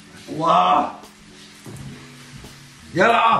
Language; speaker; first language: Indonesian; non-native, learner; French